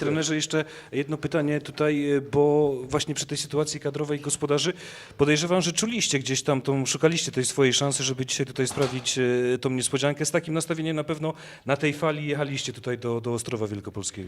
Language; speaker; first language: Polish; native; Polish